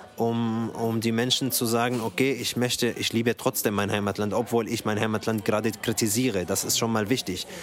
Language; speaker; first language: German; non-native, fluent; Arabic